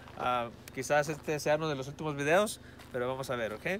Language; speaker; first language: Spanish; early bilingual, heritage; Spanish